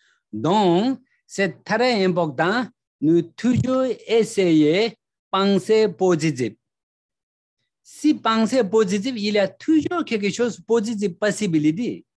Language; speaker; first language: French; non-native, learner; Tibetan